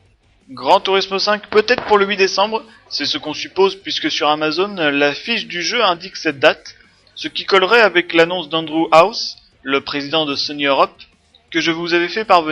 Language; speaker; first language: French; native; French